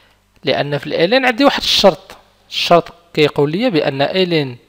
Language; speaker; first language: Arabic; native; Arabic